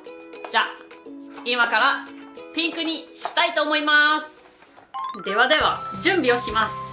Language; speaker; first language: Japanese; non-native, fluent; German